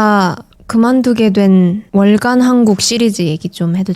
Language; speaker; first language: Korean; native; Korean